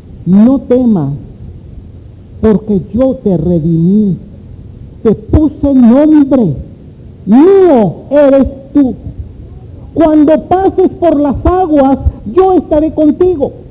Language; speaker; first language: Spanish; native; Spanish